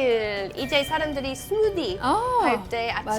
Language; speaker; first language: Korean; non-native, fluent; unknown